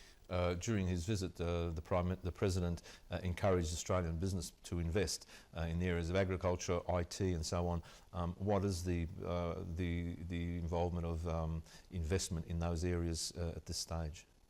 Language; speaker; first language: English; early bilingual, other home language; Ukrainian